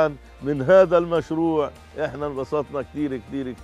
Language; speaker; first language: Arabic; native; Arabic